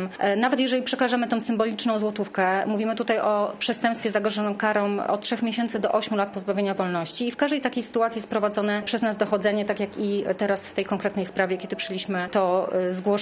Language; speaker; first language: Polish; native; Polish